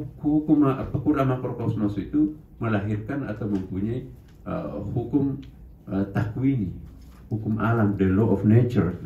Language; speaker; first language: Indonesian; non-native, local second language; Buginese